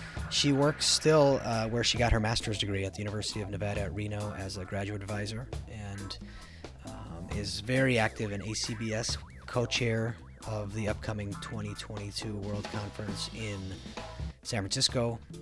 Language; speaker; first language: English; native; English